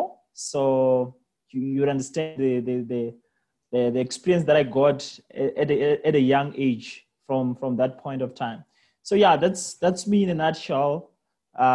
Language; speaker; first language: English; non-native, local second language; Venda